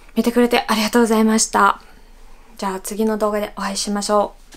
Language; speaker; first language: Japanese; non-native, fluent; Russian